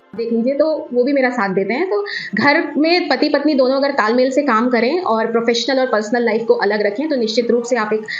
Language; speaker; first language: Hindi; native; Hindi